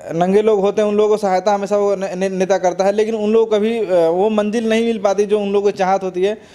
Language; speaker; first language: Hindi; native; Hindi